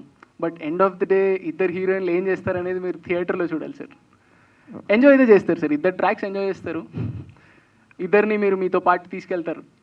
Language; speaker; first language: Telugu; native; Telugu